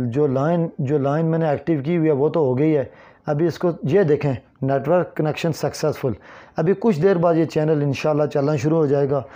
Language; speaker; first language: Urdu; non-native, local second language; Kashmiri